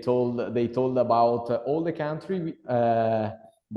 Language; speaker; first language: English; non-native, learner; Italian